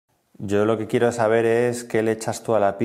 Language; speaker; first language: Spanish; native; Spanish